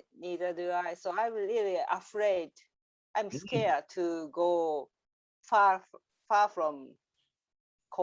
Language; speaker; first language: English; non-native, learner; Japanese